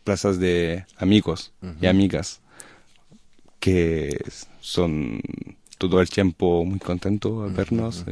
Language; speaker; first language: Spanish; non-native, learner; French